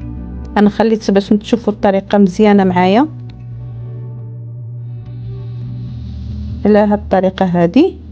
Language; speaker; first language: Arabic; native; Arabic